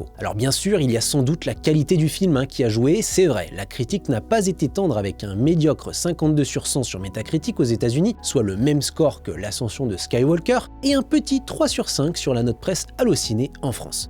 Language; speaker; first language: French; native; French